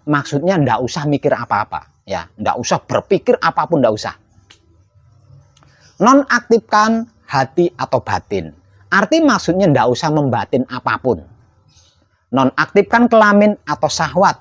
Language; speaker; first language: Indonesian; non-native, local second language; Javanese